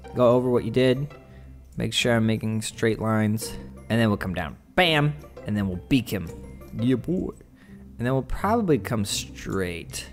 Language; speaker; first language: English; native; English